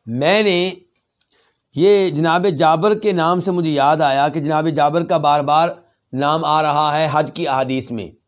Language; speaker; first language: Urdu; native; Urdu